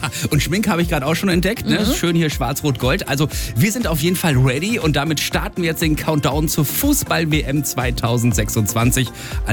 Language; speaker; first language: German; native; German